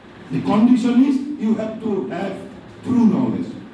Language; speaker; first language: English; non-native, local second language; Assamese